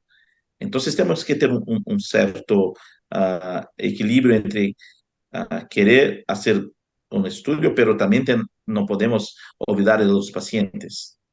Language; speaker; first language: Spanish; non-native, fluent; Portuguese